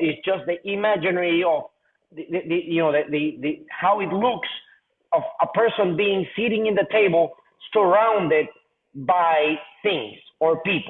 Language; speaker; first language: English; non-native, fluent; Spanish